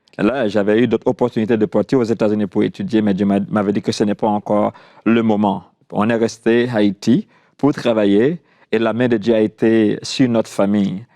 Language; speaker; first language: French; non-native, local second language; Haitian Creole